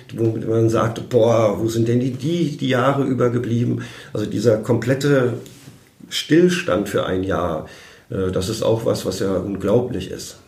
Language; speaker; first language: German; native; German